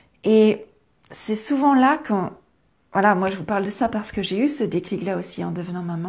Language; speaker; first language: French; native; French